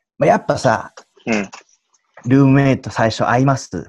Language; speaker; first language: Japanese; native; Japanese